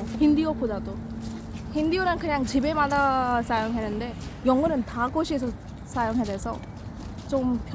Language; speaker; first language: Korean; non-native, learner; Hindi